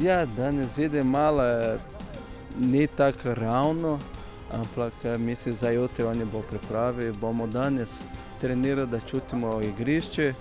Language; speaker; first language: Slovenian; non-native, fluent; Portuguese